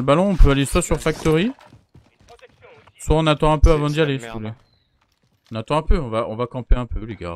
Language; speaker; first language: French; native; French